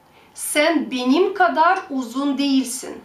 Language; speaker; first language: Turkish; non-native, fluent; Russian